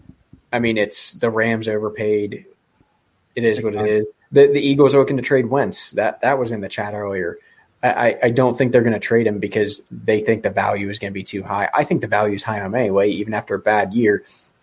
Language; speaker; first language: English; native; English